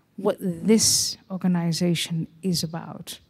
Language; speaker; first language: English; non-native, fluent; Somali